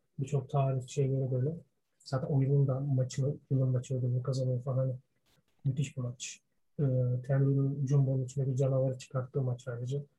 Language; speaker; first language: Turkish; early bilingual, heritage; Turkish